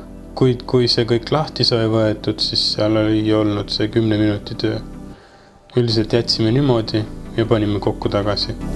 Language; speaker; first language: Estonian; native; Estonian